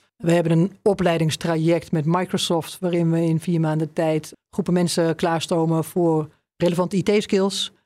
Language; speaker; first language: Dutch; native; Dutch